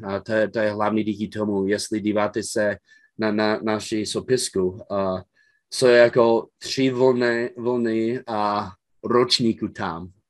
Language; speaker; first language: Czech; non-native, fluent; English